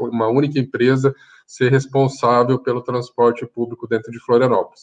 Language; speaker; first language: Portuguese; native; Portuguese